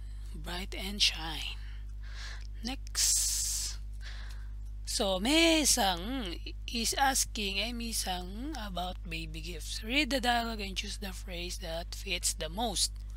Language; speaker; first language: English; non-native, local second language; Filipino